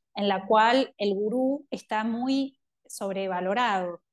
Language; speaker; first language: Spanish; native; Spanish